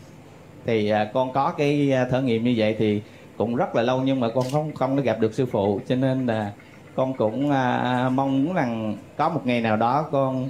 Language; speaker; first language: Vietnamese; native; Vietnamese